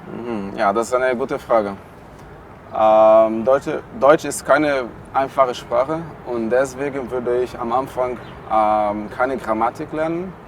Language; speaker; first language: German; non-native, fluent; Portuguese